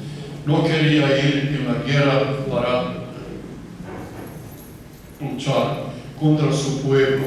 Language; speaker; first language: Spanish; non-native, fluent; Croatian